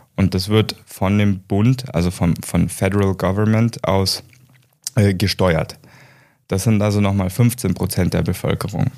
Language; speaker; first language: German; native; German